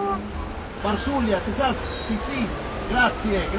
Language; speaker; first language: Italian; non-native, learner; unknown